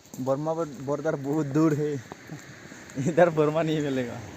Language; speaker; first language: Hindi; non-native, local second language; Assamese